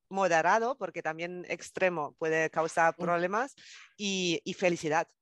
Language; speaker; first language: Spanish; non-native, fluent; German